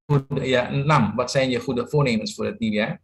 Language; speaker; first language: Dutch; non-native, learner; Indonesian